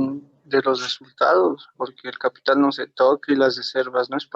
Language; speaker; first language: Spanish; native; Spanish